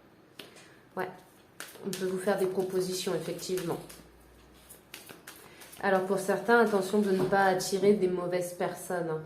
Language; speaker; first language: French; native; French